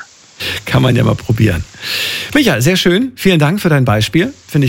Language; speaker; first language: German; native; German